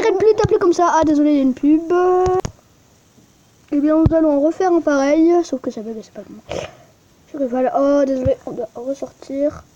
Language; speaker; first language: French; native; French